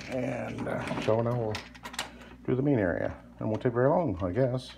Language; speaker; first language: English; native; English